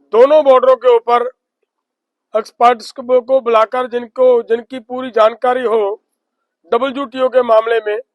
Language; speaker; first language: Hindi; non-native, local second language; Punjabi